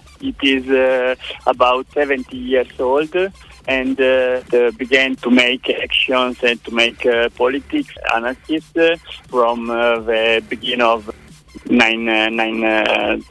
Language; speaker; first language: English; non-native, learner; Italian